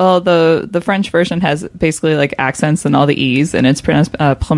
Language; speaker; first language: English; native; English